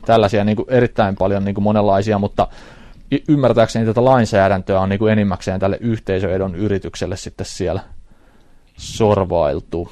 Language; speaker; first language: Finnish; native; Finnish